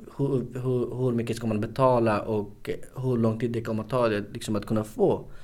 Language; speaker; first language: Swedish; non-native, fluent; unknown